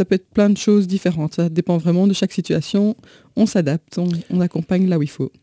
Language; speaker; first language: French; native; French